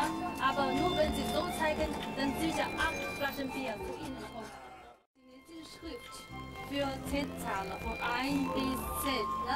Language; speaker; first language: German; non-native, learner; Chinese